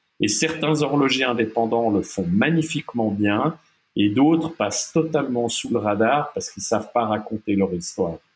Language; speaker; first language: French; non-native, local second language; German